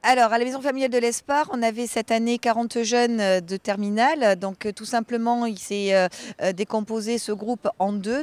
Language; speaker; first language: French; native; French